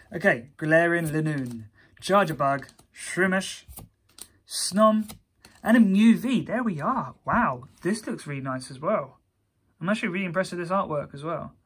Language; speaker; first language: English; native; English